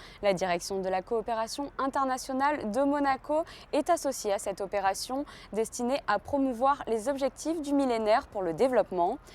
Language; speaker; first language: French; native; French